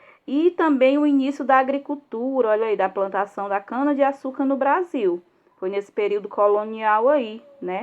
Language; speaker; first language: Portuguese; native; Portuguese